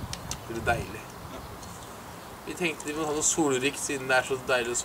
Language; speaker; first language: Norwegian; native; Norwegian